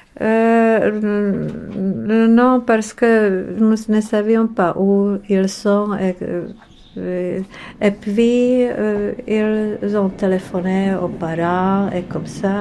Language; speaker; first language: French; non-native, learner; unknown